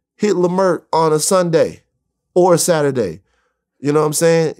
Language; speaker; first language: English; native; English